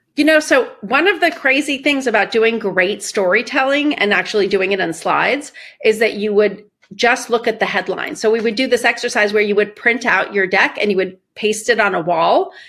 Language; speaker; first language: English; early bilingual, other home language; Persian